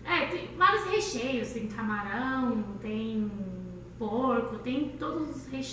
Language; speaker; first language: Portuguese; non-native, learner; Chinese